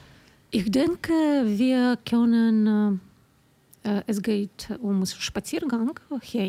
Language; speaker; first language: German; non-native, learner; Ukrainian